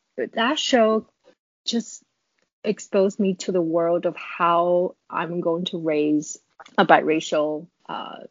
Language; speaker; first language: English; non-native, fluent; Chinese